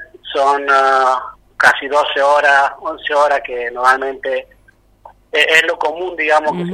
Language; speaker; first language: Spanish; native; Spanish